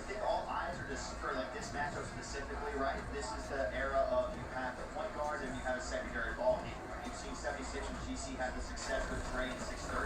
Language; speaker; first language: English; native; English